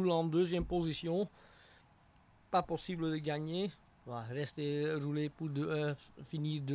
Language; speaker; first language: French; non-native, local second language; Dutch